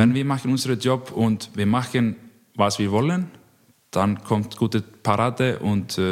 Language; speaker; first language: German; non-native, learner; Icelandic